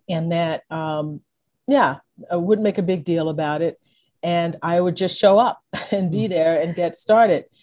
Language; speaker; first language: English; native; English